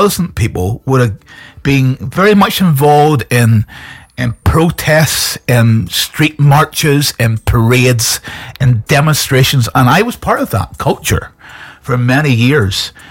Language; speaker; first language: English; native; English